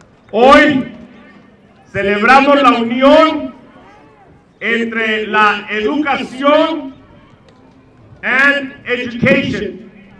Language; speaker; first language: Spanish; early bilingual, heritage; Spanish